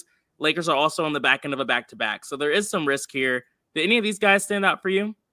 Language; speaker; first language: English; native; English